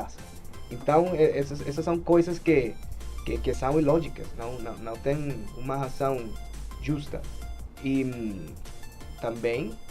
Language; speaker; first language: Portuguese; non-native, fluent; Spanish